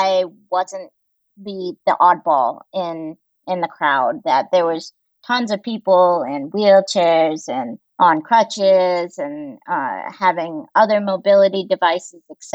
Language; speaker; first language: English; native; English